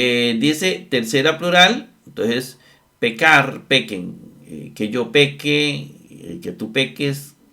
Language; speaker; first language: Spanish; native; Spanish